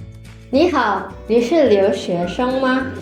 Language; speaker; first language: Chinese; non-native, fluent; Indonesian